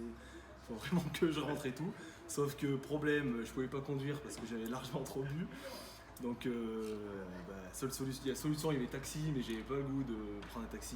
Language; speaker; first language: French; native; French